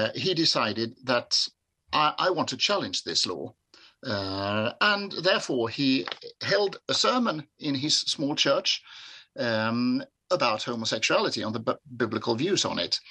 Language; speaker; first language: English; non-native, fluent; Swedish